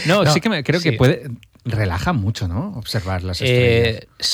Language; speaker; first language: Spanish; native; Spanish